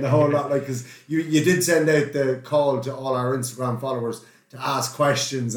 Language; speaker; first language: English; native; English